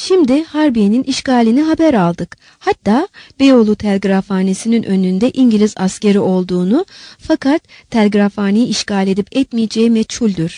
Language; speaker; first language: Turkish; native; Turkish